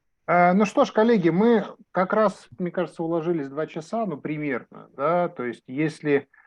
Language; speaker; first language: Russian; native; Russian